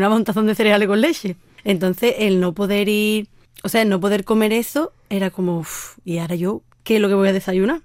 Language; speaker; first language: Spanish; native; Spanish